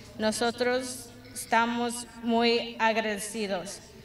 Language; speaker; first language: Spanish; early bilingual, heritage; Spanish